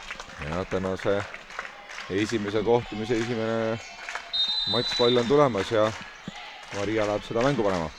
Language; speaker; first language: Estonian; native; Estonian